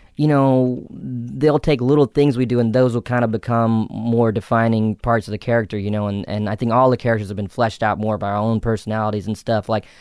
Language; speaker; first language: English; native; English